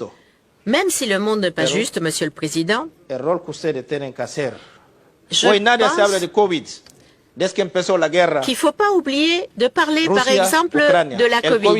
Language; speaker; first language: French; non-native, local second language; Portuguese